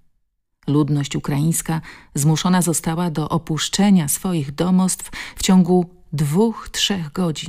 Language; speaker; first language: Polish; native; Polish